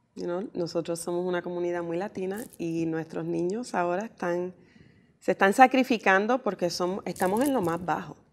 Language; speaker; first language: Spanish; early bilingual, heritage; Spanish